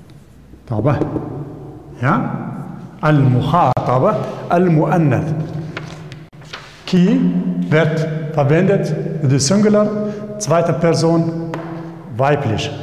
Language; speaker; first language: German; non-native, fluent; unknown